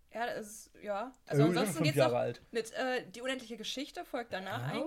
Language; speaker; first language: German; native; German